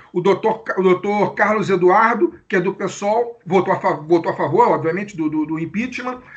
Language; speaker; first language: Portuguese; native; Portuguese